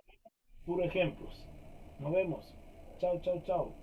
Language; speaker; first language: Spanish; native; Spanish